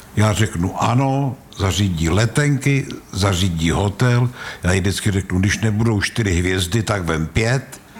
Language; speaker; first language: Czech; native; Czech